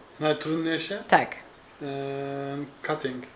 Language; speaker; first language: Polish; non-native, learner; Turkish